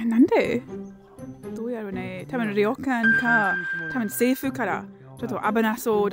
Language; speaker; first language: Japanese; non-native, learner; English